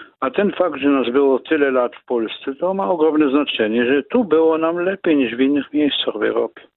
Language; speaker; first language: Polish; non-native, fluent; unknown